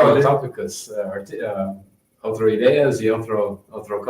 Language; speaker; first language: Spanish; non-native, learner; English